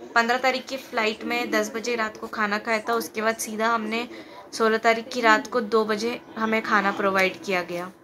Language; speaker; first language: Hindi; native; Hindi